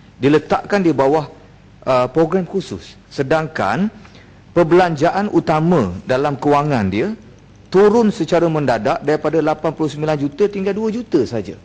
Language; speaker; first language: Malay; native; Malay